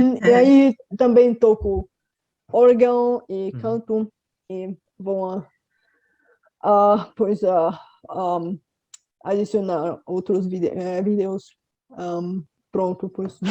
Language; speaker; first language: Portuguese; non-native, fluent; Bulgarian